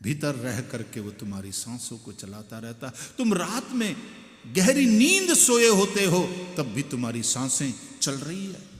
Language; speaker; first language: Hindi; non-native, local second language; Gujarati